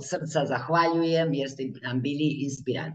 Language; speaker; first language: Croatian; early bilingual, heritage; Croatian